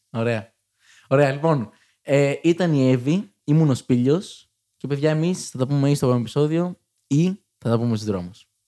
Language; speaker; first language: Greek; native; Greek